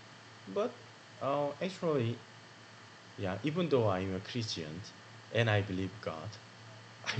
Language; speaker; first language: English; non-native, learner; Korean